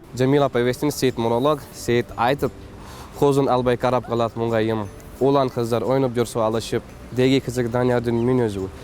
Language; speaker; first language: Kyrgyz; non-native, learner; Kashmiri